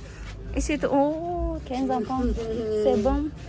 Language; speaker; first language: French; non-native, learner; Kazakh